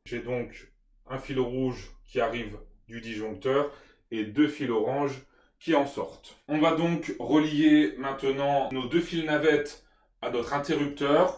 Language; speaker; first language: French; native; French